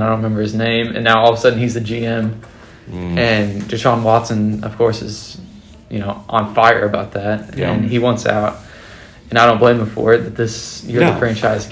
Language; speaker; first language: English; native; English